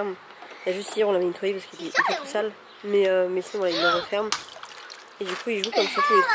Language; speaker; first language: French; native; French